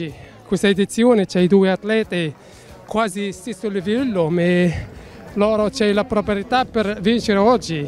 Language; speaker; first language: Italian; non-native, learner; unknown